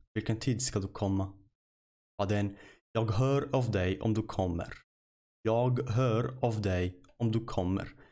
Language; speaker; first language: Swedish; non-native, fluent; Arabic